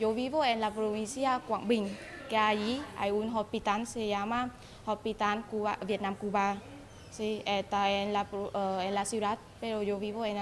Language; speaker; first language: Spanish; non-native, learner; Vietnamese